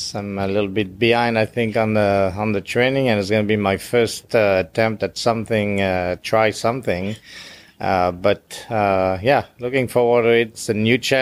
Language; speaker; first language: English; non-native, fluent; French